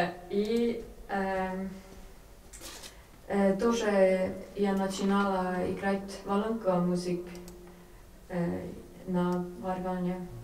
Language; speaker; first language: Russian; non-native, learner; Estonian